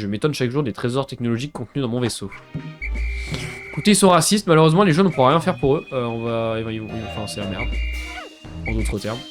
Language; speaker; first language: French; native; French